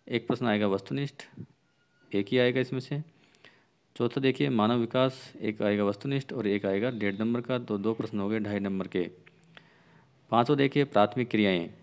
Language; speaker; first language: Hindi; native; Hindi